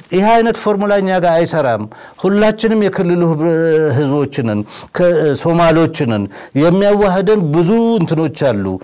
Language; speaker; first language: Amharic; non-native, local second language; Somali